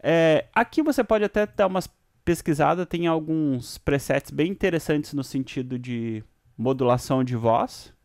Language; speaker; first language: Portuguese; native; Portuguese